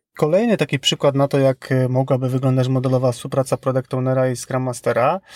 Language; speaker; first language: Polish; native; Polish